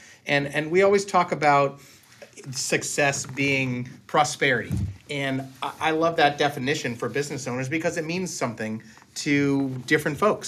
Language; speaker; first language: English; native; English